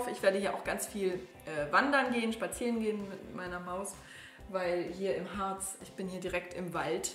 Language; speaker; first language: German; native; German